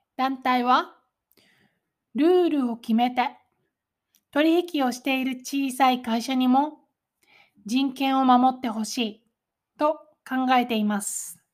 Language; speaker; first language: Japanese; native; Japanese